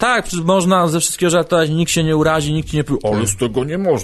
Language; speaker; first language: Polish; native; Polish